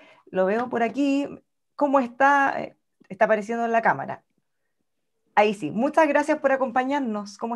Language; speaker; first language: Spanish; native; Spanish